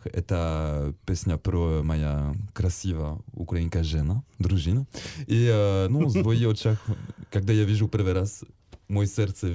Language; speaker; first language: Russian; non-native, learner; French